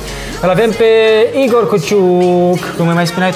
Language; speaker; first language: Romanian; native; Romanian